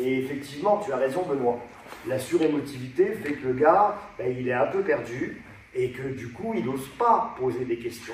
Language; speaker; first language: French; native; French